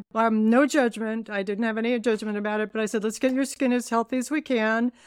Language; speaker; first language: English; native; English